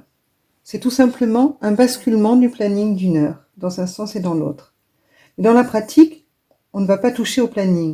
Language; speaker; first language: French; native; French